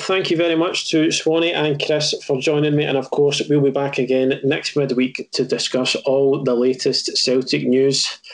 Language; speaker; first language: English; native; English